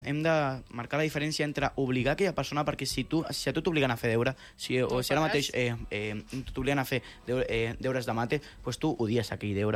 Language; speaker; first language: Catalan; non-native, local second language; Spanish